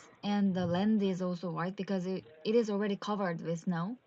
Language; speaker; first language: English; non-native, learner; Korean